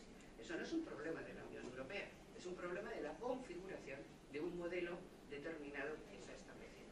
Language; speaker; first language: Spanish; native; Spanish